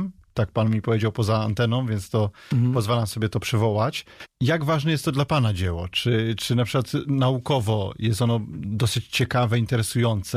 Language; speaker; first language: Polish; native; Polish